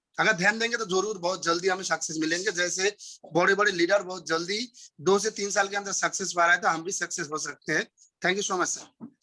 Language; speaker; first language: Hindi; non-native, local second language; Bangla